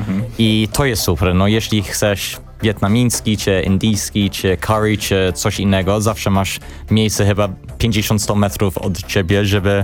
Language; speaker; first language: Polish; non-native, learner; English